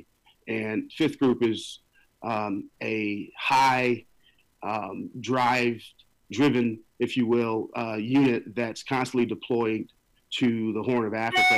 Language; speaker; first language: English; native; English